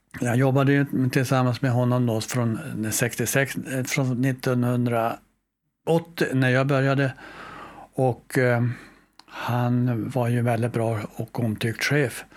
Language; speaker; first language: Swedish; native; Swedish